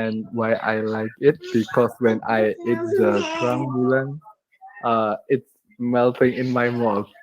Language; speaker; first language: English; non-native, learner; Indonesian